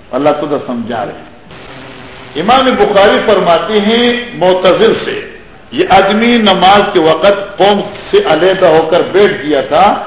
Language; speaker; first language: Urdu; non-native, local second language; Northern Hindko